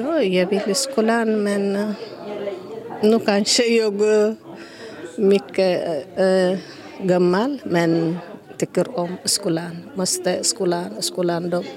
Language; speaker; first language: Swedish; non-native, learner; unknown